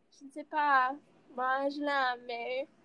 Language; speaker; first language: French; non-native, learner; English